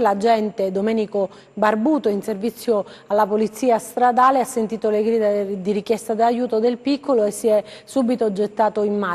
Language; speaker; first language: Italian; native; Italian